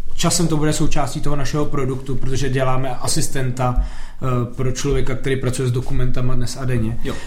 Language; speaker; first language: Czech; native; Czech